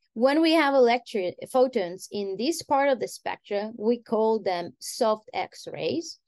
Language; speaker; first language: English; non-native, fluent; Italian